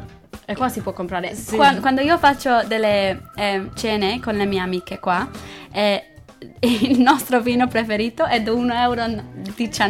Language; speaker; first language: Italian; non-native, learner; English